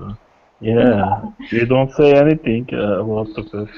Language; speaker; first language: English; non-native, learner; Kurdish